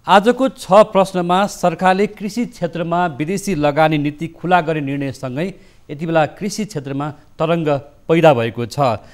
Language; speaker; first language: Nepali; native; Nepali